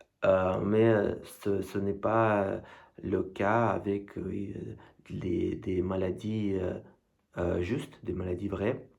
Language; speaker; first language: French; non-native, learner; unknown